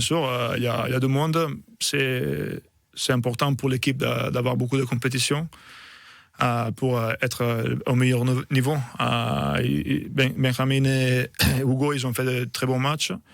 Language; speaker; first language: French; non-native, fluent; Italian